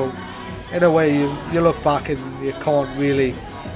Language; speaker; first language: English; native; English